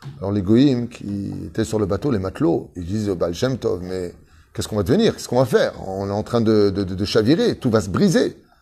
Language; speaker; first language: French; native; French